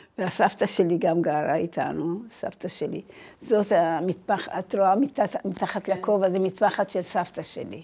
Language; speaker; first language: Hebrew; early bilingual, other home language; Persian